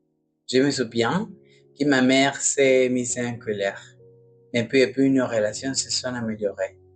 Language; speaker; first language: French; non-native, learner; Spanish